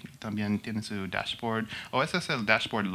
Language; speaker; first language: Spanish; non-native, learner; English